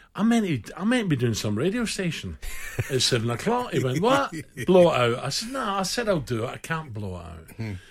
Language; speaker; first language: English; native; English